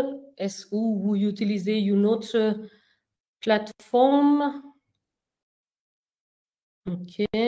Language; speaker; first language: French; non-native, fluent; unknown